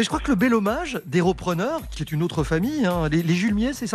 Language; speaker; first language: French; native; French